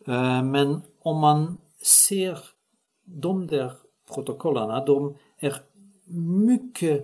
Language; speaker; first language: Swedish; non-native, fluent; Dutch